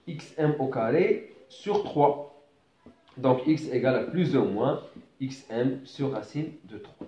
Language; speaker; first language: French; non-native, local second language; Arabic